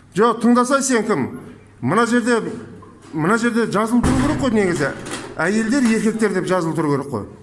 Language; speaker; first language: Kazakh; native; Kazakh